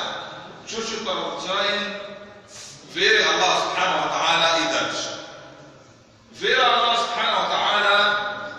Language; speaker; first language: Russian; non-native, fluent; Arabic